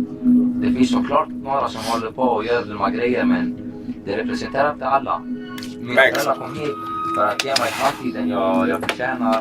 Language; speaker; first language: Swedish; early bilingual, other home language; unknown